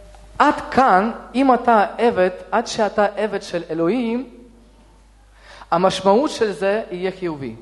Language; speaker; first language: Hebrew; non-native, fluent; Russian